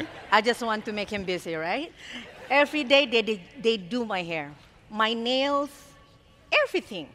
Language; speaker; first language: English; non-native, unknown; Indonesian